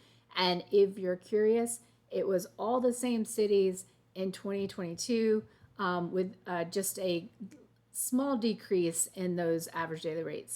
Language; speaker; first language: English; native; English